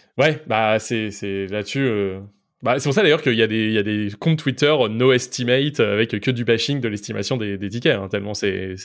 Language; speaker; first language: French; native; French